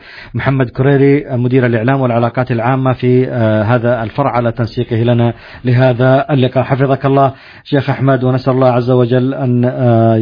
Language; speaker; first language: Arabic; native; Arabic